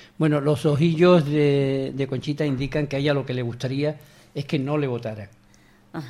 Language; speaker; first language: Spanish; native; Spanish